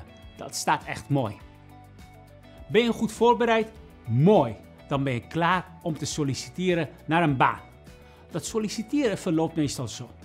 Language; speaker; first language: Dutch; non-native, fluent; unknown